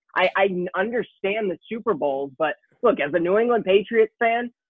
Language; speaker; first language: English; native; English